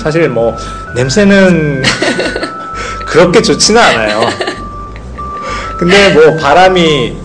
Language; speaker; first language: Korean; non-native, fluent; Japanese